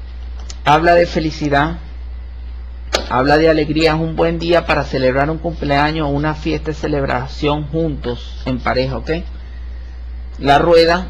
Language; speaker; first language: Spanish; native; Spanish